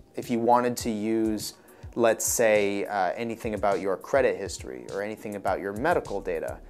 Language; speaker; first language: English; native; English